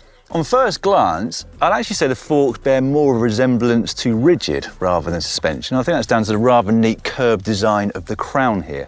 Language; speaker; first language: English; native; English